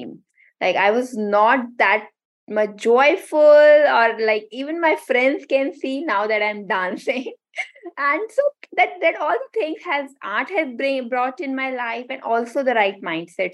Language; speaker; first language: English; non-native, local second language; Hindi